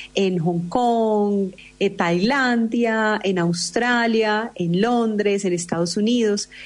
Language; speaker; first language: Spanish; native; Spanish